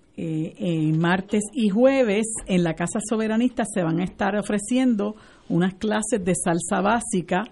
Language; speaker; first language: Spanish; native; Spanish